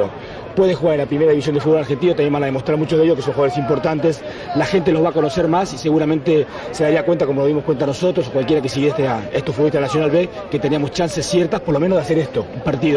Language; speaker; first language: Spanish; native; Spanish